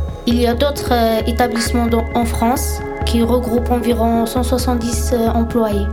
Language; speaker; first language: French; non-native, fluent; Arabic